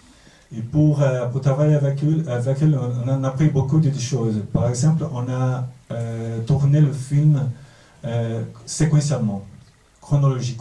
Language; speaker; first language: French; non-native, fluent; Portuguese